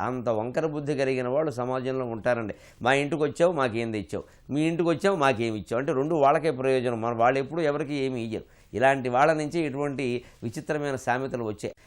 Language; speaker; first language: Telugu; native; Telugu